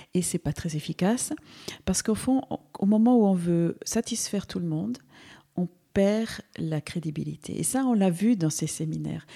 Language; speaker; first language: French; native; French